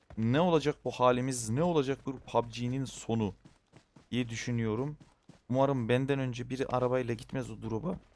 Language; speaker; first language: Turkish; native; Turkish